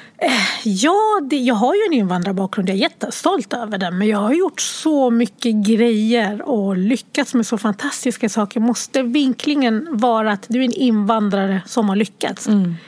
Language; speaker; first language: Swedish; early bilingual, other home language; Arabic